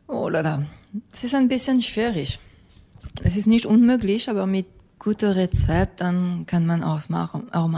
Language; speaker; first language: German; non-native, fluent; English